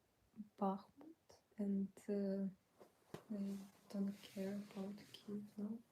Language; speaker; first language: English; non-native, learner; Ukrainian